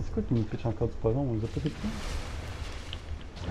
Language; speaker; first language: French; native; French